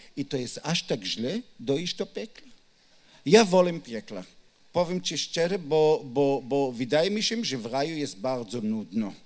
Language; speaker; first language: Polish; non-native, learner; Hebrew